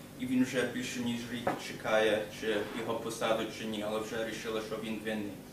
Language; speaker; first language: Ukrainian; early bilingual, heritage; Ukrainian